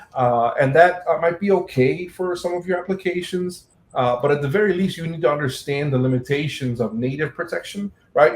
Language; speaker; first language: English; native; English